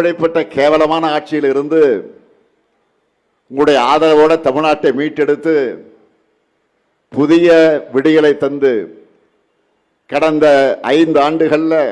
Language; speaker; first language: Tamil; native; Tamil